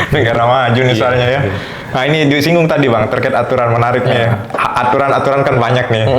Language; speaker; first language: Indonesian; native; Indonesian